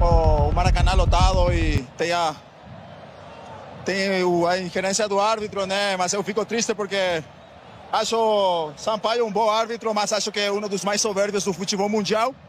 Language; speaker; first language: Portuguese; non-native, fluent; Spanish